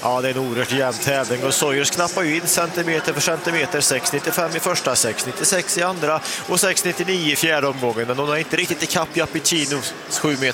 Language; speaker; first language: Swedish; native; Swedish